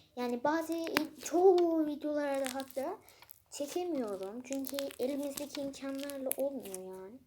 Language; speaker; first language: Turkish; non-native, fluent; Persian